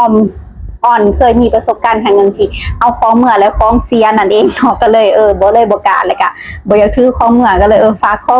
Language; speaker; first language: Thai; non-native, local second language; Lao